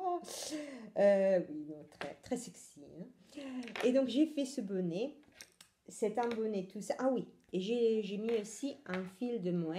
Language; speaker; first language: French; non-native, fluent; Italian